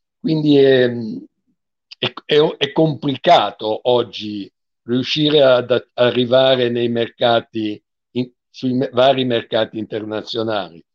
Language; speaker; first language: Italian; native; Italian